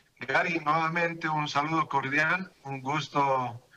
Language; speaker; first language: Spanish; native; Spanish